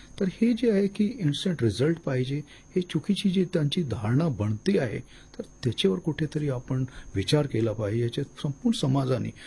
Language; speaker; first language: Marathi; non-native, local second language; Hindi